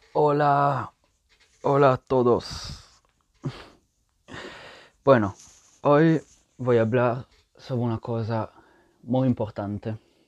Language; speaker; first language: Spanish; non-native, fluent; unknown